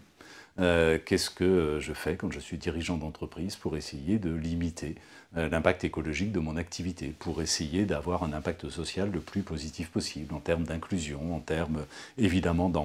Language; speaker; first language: French; native; French